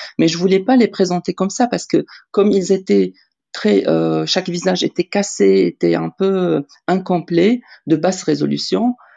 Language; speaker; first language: French; non-native, local second language; Arabic